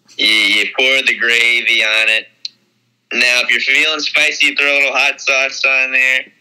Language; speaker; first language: English; native; English